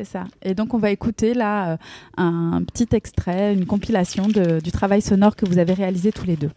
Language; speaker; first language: French; native; French